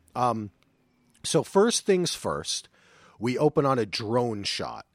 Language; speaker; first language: English; native; English